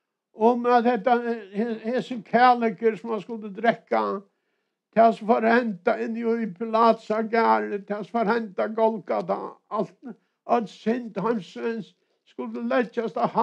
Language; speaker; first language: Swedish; non-native, learner; Faroese